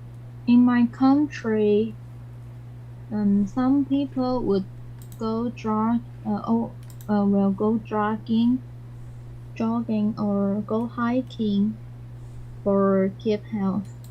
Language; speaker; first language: English; non-native, learner; Chinese